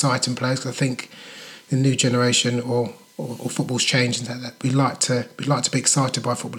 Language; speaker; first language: English; native; English